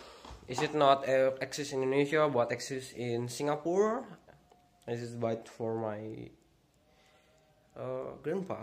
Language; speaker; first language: English; non-native, learner; Indonesian